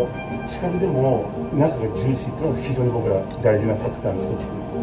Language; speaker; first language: Japanese; native; Japanese